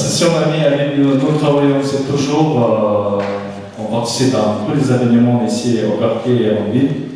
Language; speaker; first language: French; non-native, fluent; Chechen